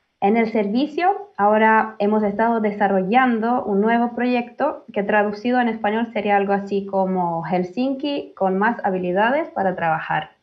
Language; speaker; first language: Spanish; early bilingual, heritage; Finnish